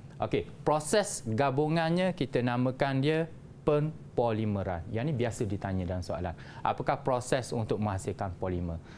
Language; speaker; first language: Malay; native; Malay